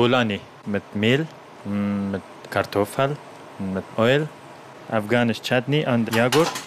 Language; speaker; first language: German; non-native, learner; Persian